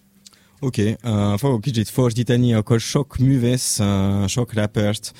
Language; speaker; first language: Hungarian; non-native, learner; French